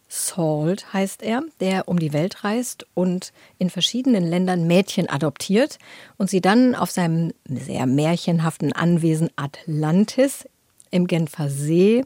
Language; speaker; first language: German; native; German